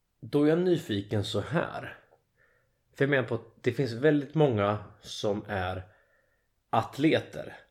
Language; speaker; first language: Swedish; native; Swedish